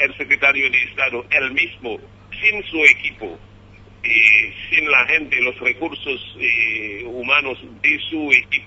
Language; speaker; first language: Spanish; non-native, fluent; Haitian Creole